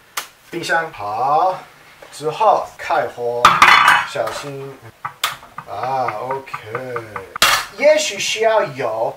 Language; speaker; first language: Chinese; non-native, learner; English